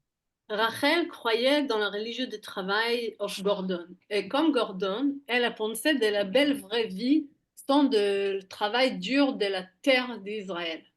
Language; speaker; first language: French; non-native, fluent; Hebrew